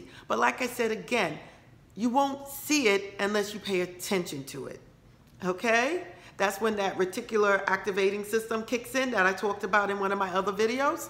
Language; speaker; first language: English; native; English